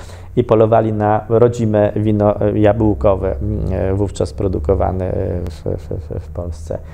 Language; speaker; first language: Polish; native; Polish